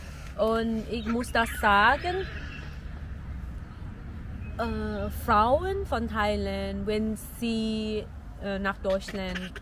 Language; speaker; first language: German; non-native, learner; Thai